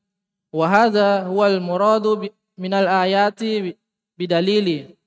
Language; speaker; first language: Arabic; non-native, learner; Indonesian